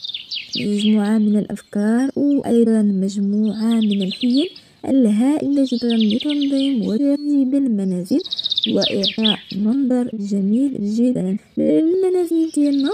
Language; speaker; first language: Arabic; native; Arabic